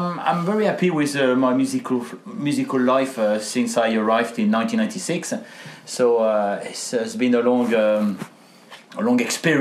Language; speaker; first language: English; non-native, fluent; French